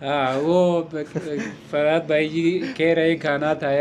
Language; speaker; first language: Hindi; non-native, learner; Persian